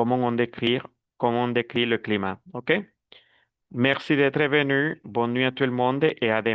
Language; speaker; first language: French; non-native, fluent; Spanish